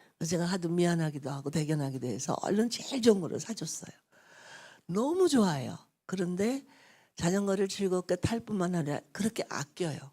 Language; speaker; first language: Korean; native; Korean